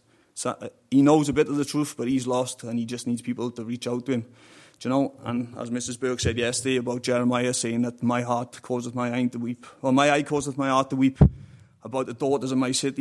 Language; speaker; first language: English; native; English